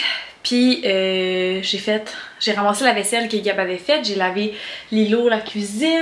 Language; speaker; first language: French; native; French